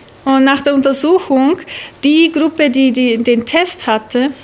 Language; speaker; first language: German; native; German